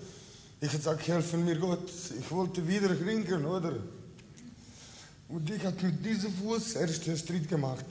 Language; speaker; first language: German; non-native, learner; Croatian